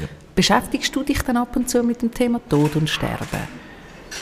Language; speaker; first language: German; native; German